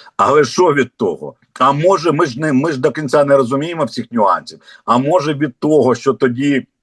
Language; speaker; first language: Ukrainian; non-native, local second language; Russian